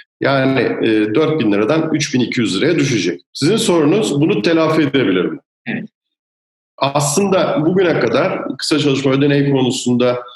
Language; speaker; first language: Turkish; native; Turkish